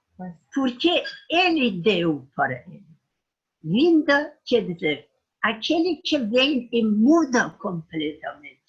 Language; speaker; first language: Portuguese; non-native, fluent; Persian